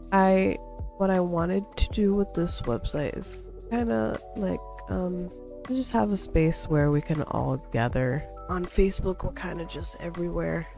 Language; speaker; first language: English; native; English